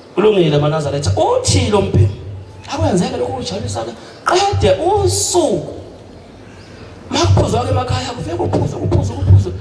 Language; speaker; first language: Zulu; native; Zulu